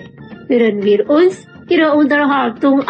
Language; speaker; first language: German; non-native, fluent; Indonesian